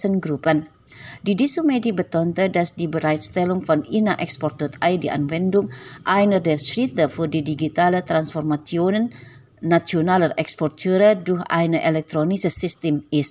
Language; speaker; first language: German; non-native, fluent; Indonesian